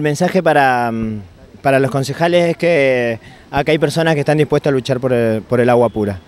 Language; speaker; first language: Spanish; native; Spanish